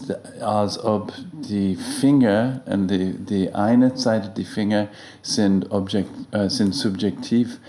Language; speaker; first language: German; non-native, learner; English